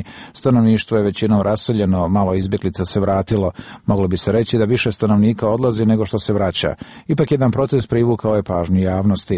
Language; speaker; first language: Serbian; native; Serbian